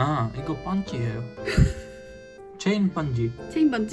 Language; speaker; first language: Korean; non-native, learner; Polish